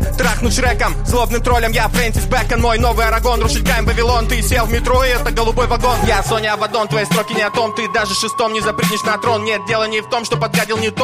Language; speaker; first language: Russian; native; Russian